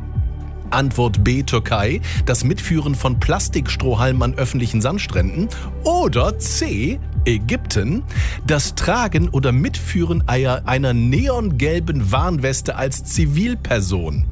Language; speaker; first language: German; native; German